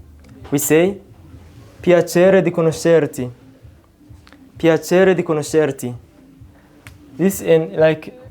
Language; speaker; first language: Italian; non-native, learner; Kinyarwanda